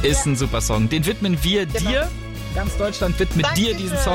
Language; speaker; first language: German; native; German